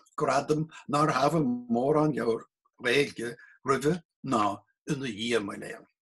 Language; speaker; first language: Irish; native; Irish